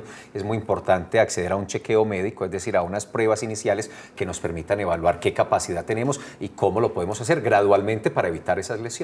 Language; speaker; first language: Spanish; native; Spanish